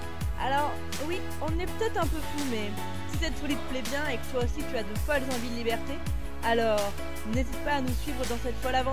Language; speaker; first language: French; native; French